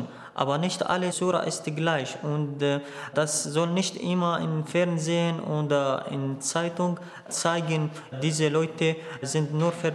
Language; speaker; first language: German; non-native, learner; Arabic